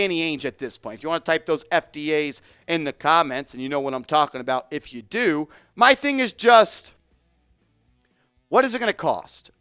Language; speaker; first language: English; native; English